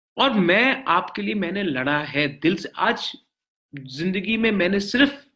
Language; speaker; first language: Hindi; non-native, local second language; Bangla